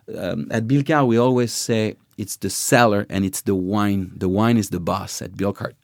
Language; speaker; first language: English; non-native, fluent; French